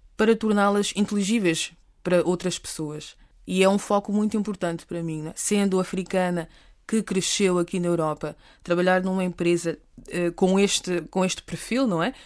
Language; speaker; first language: Portuguese; native; Portuguese